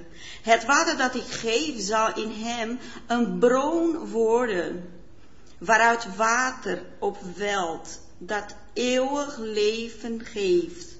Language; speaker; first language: Dutch; non-native, fluent; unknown